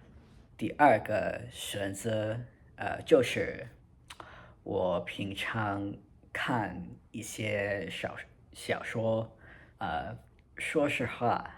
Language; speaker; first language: Chinese; non-native, learner; English